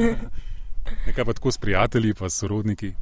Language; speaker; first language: Slovenian; native; Slovenian